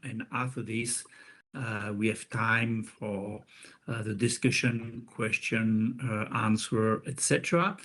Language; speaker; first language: English; non-native, fluent; French